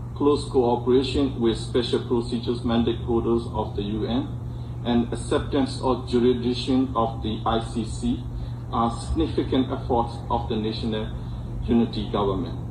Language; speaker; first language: English; non-native, fluent; Burmese